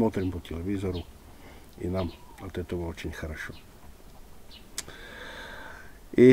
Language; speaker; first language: Russian; non-native, fluent; Czech